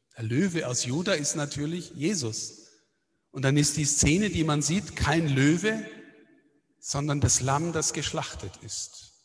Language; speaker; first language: German; native; German